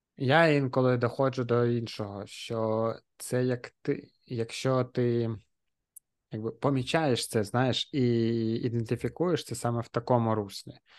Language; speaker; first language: Ukrainian; non-native, local second language; Russian